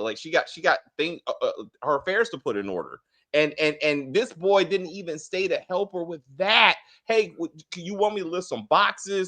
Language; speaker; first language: English; native; English